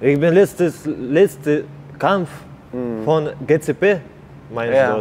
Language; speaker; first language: German; non-native, learner; Russian